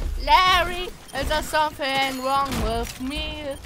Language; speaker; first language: English; non-native, learner; German